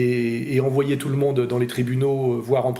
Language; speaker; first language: French; native; French